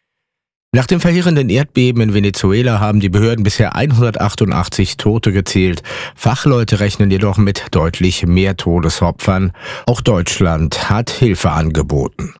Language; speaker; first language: German; native; German